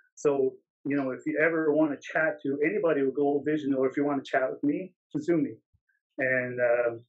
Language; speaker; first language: English; native; English